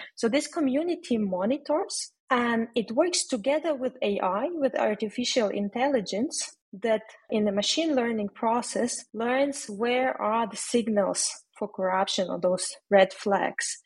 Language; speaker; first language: English; non-native, fluent; Ukrainian